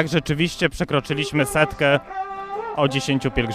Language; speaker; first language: Polish; native; Polish